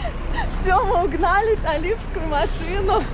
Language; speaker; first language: Russian; native; Russian